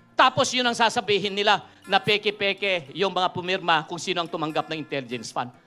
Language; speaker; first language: Filipino; non-native, local second language; Iloko